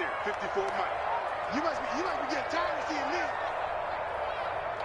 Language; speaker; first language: English; native; English